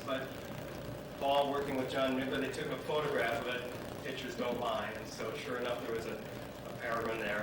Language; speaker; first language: English; native; English